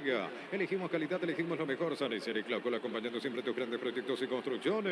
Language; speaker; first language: Spanish; native; Spanish